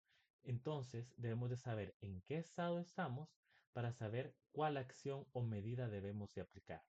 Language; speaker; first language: Spanish; native; Spanish